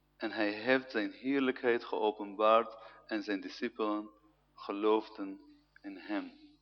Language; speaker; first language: Dutch; non-native, fluent; Arabic